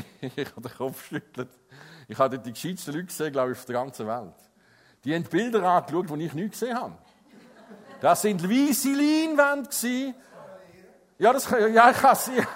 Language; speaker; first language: German; non-native, fluent; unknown